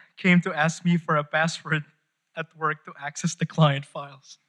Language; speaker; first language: English; non-native, local second language; Filipino